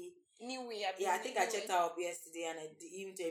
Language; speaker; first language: English; non-native, local second language; Igbo